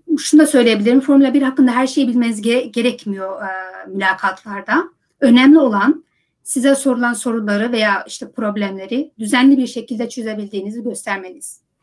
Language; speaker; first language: Turkish; early bilingual, heritage; Turkish